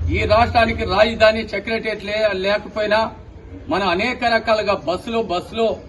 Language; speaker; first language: Telugu; native; Telugu